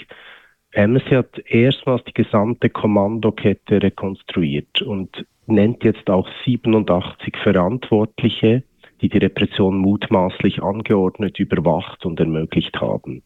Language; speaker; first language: German; native; German